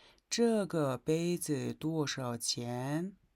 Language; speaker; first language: Chinese; non-native, fluent; Mongolian